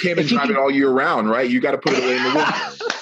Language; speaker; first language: English; native; English